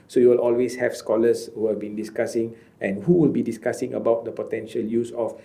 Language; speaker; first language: English; non-native, local second language; Malay